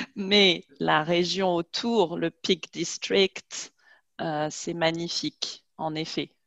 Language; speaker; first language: French; native; French